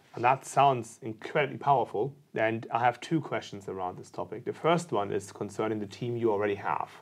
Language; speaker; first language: English; non-native, fluent; German